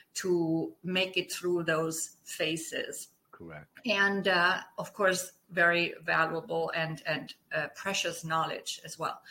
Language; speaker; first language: English; non-native, fluent; German